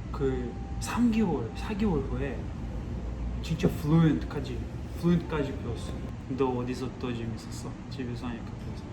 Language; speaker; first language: Korean; non-native, fluent; Russian